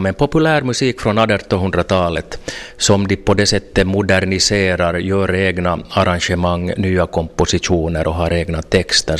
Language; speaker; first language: Swedish; native; Swedish